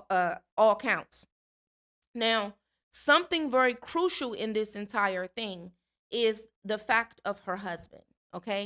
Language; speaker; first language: English; native; English